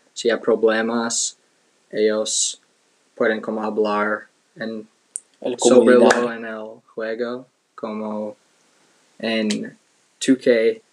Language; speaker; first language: Spanish; non-native, learner; English